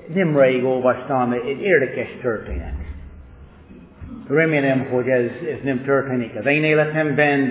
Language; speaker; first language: Hungarian; non-native, fluent; English